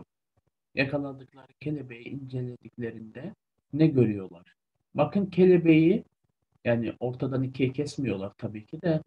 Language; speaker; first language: Turkish; native; Turkish